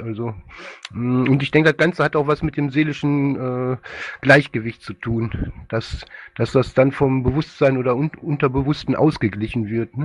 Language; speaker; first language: German; native; German